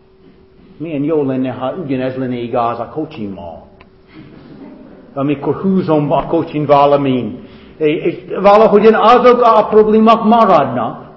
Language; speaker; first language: Hungarian; non-native, fluent; English